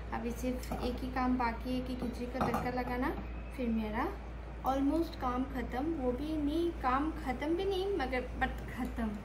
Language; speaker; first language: Hindi; non-native, local second language; Bangla